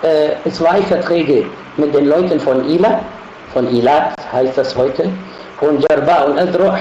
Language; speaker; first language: German; non-native, fluent; Arabic